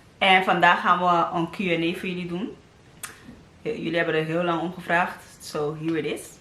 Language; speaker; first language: Dutch; early bilingual, other home language; Papiamento